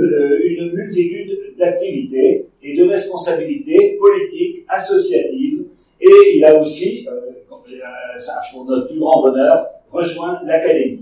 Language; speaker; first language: French; native; French